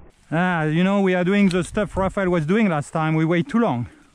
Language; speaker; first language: English; non-native, fluent; French